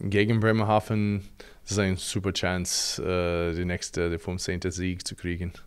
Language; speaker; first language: German; non-native, fluent; English